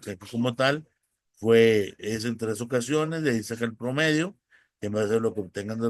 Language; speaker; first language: Spanish; native; Spanish